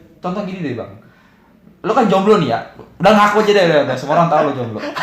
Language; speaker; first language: Indonesian; native; Indonesian